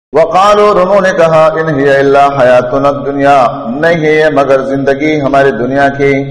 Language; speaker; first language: Urdu; non-native, local second language; Pashto